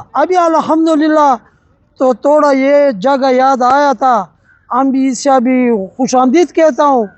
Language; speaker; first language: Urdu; non-native, local second language; Pashto